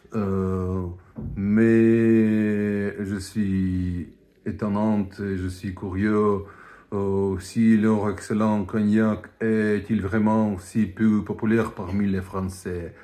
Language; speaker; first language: French; non-native, fluent; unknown